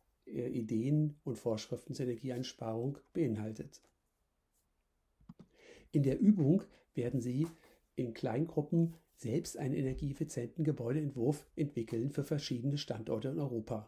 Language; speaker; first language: German; native; German